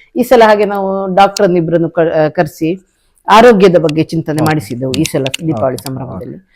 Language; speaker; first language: Kannada; native; Kannada